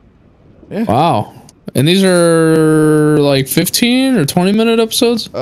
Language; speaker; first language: English; native; English